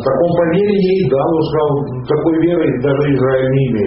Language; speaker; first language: Russian; native; Russian